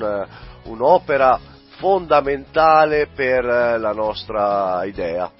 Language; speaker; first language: Italian; native; Italian